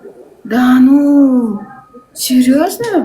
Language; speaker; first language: Russian; non-native, local second language; Kyrgyz